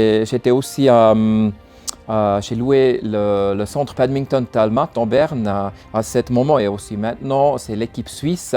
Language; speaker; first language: French; non-native, learner; German